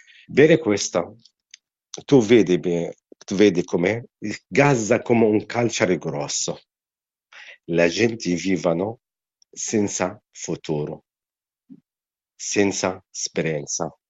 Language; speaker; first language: Italian; non-native, learner; Arabic